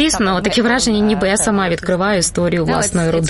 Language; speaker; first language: Ukrainian; native; Ukrainian